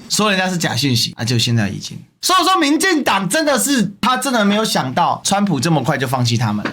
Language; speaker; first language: Chinese; native; Chinese